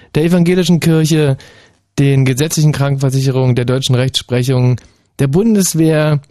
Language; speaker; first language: German; native; German